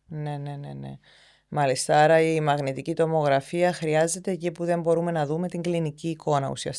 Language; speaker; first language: Greek; native; Greek